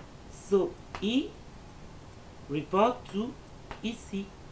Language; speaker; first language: English; non-native, learner; French